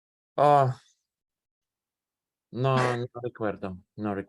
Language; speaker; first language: Spanish; non-native, learner; English